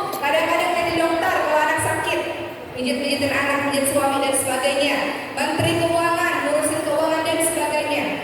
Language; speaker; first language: Indonesian; native; Indonesian